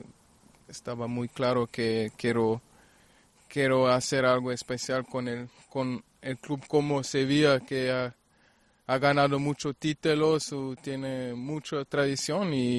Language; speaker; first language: Spanish; non-native, fluent; German